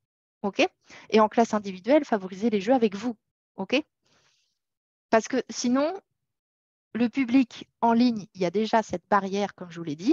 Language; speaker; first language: French; native; French